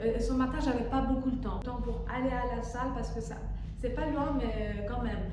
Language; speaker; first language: French; non-native, fluent; Persian